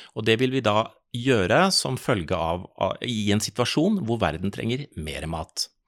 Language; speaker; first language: Norwegian; native; Norwegian